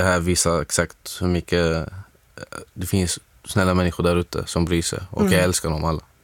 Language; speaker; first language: Swedish; non-native, fluent; Arabic